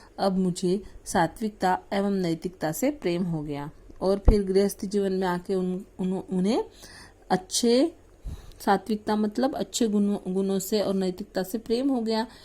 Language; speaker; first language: Hindi; non-native, local second language; Marathi